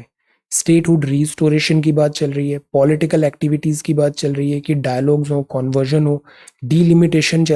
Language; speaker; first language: Hindi; native; Hindi